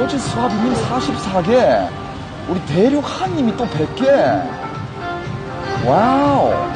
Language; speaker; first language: Korean; native; Korean